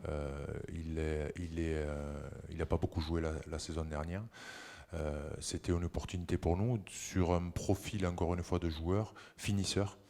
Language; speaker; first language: French; native; French